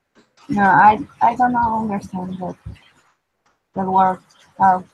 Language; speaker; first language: English; non-native, learner; Spanish